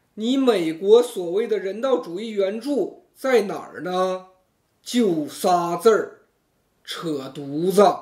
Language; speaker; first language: Chinese; native; Chinese